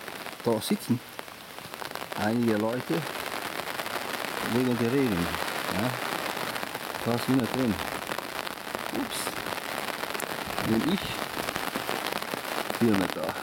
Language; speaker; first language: German; non-native, learner; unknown